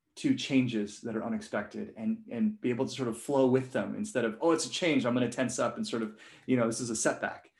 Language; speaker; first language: English; non-native, local second language; Cantonese